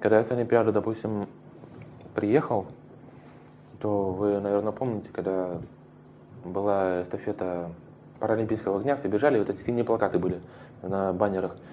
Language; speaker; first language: Russian; native; Russian